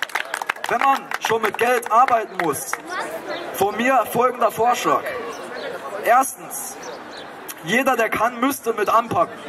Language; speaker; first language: German; native; German